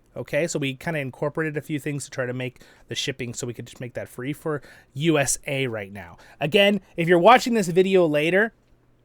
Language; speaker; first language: English; native; English